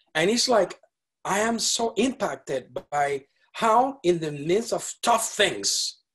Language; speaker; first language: English; non-native, fluent; Spanish